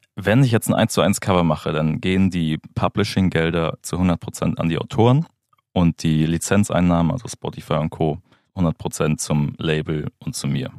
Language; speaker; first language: German; native; German